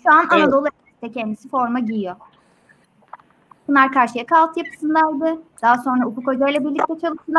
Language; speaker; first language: Turkish; native; Turkish